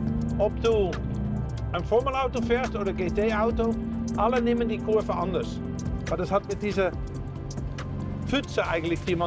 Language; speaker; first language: German; native; German